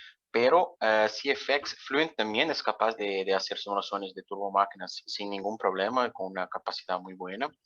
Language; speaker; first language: Spanish; non-native, fluent; Portuguese